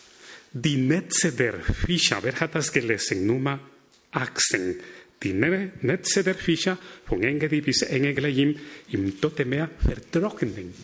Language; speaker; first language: German; non-native, fluent; Spanish